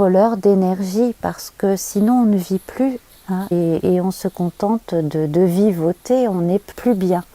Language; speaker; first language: French; native; French